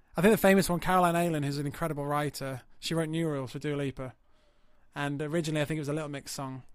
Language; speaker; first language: English; native; English